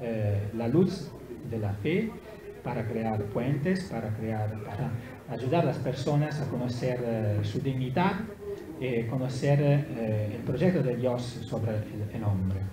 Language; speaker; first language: Spanish; non-native, learner; Italian